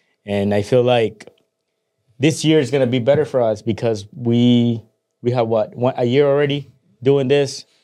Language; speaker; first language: English; early bilingual, other home language; Spanish